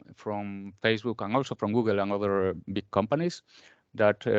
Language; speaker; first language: English; non-native, fluent; Galician